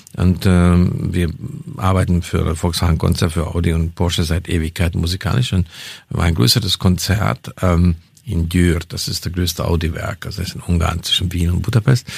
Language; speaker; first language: German; non-native, fluent; Hungarian